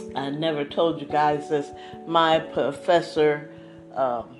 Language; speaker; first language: English; native; English